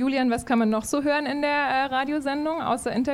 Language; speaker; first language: German; native; German